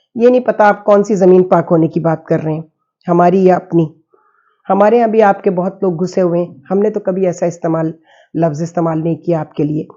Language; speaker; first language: Urdu; native; Urdu